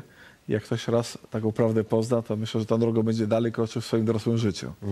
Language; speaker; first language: Polish; native; Polish